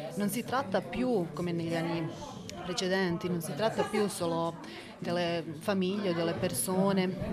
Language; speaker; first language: Italian; non-native, fluent; Bosnian